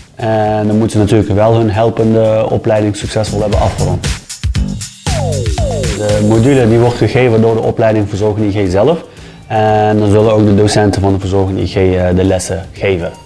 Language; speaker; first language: Dutch; native; Dutch